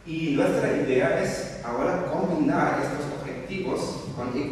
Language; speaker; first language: Spanish; non-native, fluent; German